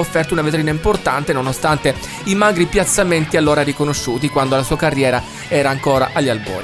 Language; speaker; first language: Italian; native; Italian